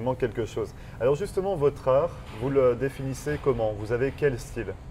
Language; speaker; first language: French; native; French